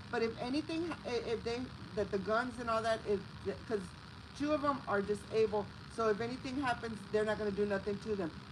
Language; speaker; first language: English; early bilingual, other home language; Spanish